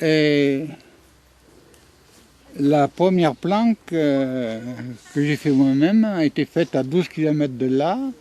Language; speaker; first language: French; native; French